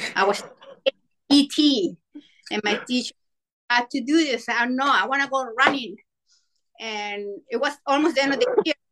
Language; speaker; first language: English; non-native, fluent; Spanish